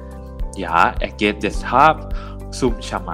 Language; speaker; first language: German; non-native, learner; Thai